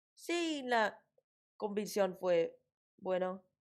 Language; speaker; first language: Spanish; non-native, learner; English